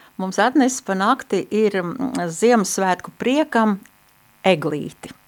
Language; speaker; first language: Latvian; native; Latvian